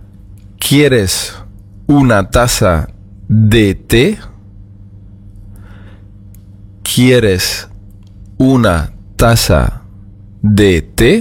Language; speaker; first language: Spanish; non-native, fluent; German